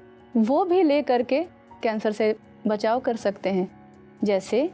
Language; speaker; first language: Hindi; native; Hindi